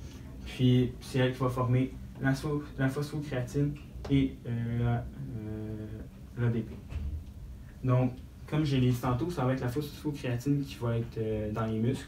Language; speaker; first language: French; native; French